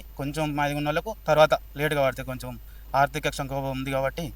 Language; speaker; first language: Telugu; native; Telugu